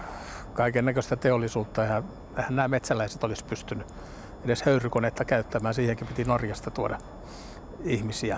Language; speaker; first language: Finnish; native; Finnish